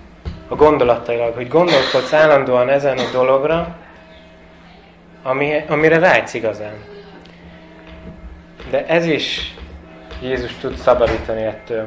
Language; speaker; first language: Hungarian; non-native, fluent; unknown